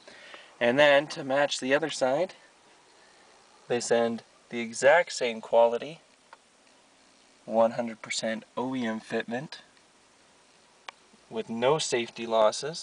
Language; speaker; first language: English; native; English